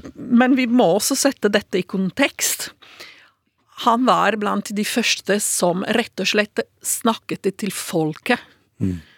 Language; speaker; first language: Norwegian; non-native, fluent; Italian